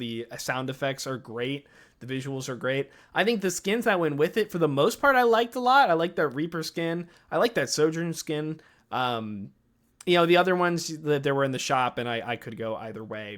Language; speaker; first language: English; native; English